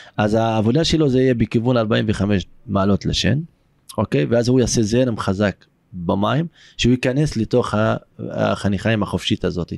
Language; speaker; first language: Hebrew; non-native, local second language; Arabic